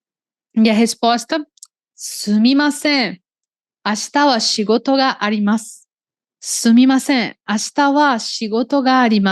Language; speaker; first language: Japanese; non-native, fluent; Portuguese